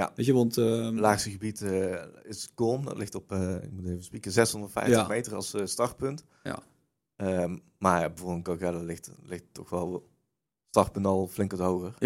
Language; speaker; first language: Dutch; native; Dutch